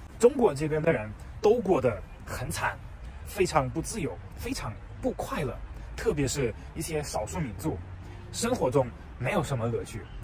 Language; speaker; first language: Chinese; non-native, fluent; German